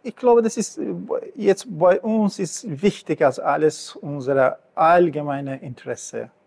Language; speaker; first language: German; non-native, learner; Persian